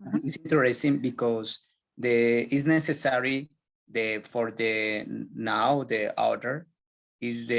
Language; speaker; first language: English; non-native, learner; Spanish